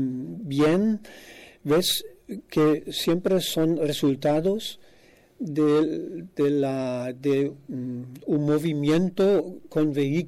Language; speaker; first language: Spanish; non-native, fluent; German